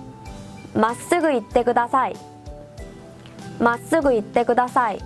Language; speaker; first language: Japanese; non-native, fluent; Korean